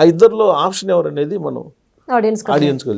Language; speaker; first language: Telugu; native; Telugu